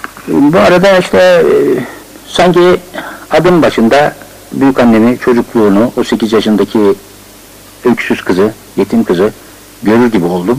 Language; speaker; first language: Turkish; native; Turkish